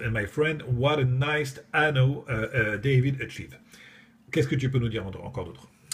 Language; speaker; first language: French; native; French